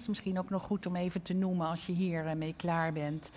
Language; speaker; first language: Dutch; native; Dutch